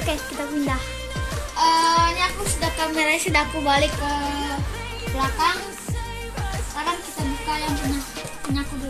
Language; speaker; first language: Indonesian; native; Indonesian